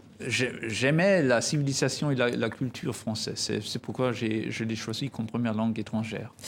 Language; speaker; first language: French; non-native, fluent; German